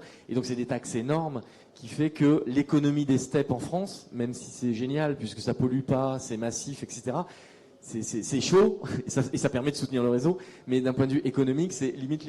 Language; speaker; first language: French; native; French